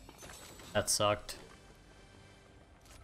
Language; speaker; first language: English; native; English